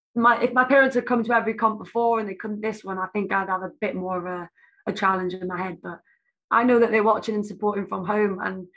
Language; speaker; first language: English; native; English